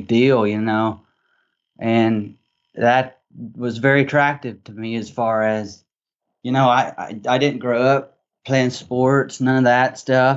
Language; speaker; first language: English; native; English